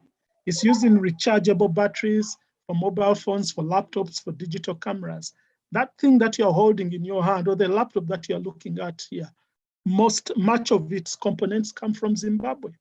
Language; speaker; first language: English; non-native, local second language; Ganda